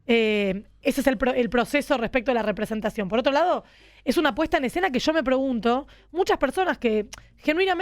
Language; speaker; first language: Spanish; native; Spanish